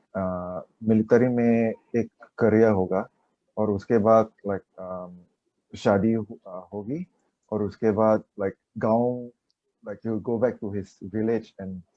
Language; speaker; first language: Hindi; non-native, learner; Chinese